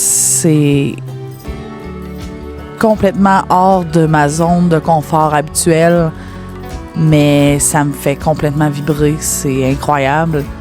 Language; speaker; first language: French; native; French